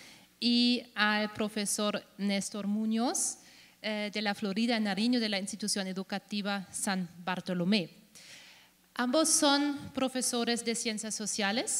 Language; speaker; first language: Spanish; non-native, fluent; German